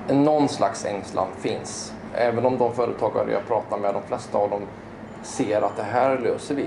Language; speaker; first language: Swedish; native; Swedish